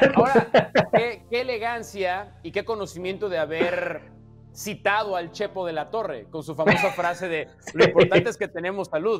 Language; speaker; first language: Spanish; native; Spanish